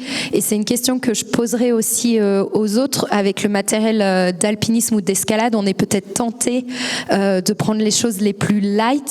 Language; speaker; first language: French; native; French